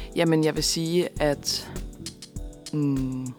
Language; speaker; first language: Danish; native; Danish